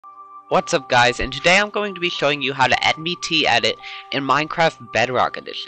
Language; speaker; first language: English; native; English